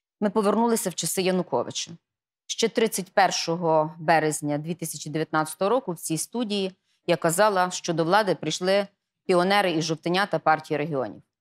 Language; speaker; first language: Ukrainian; native; Ukrainian